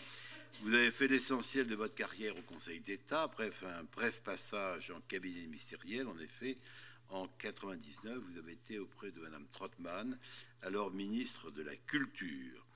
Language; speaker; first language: French; native; French